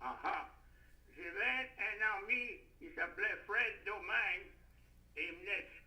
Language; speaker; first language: French; native; French